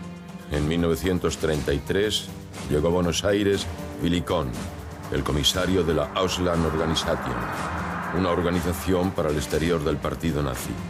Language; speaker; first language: Spanish; native; Spanish